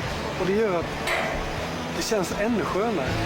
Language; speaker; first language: Swedish; native; Swedish